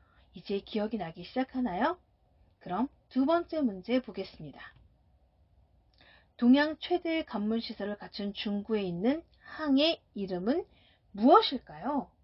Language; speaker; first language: Korean; native; Korean